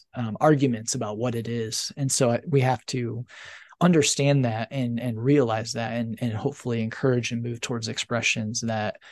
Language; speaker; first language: English; native; English